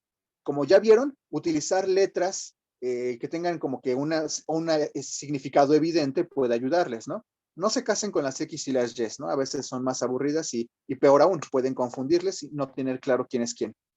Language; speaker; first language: Spanish; native; Spanish